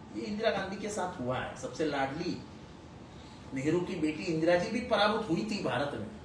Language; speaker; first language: Hindi; non-native, local second language; Marathi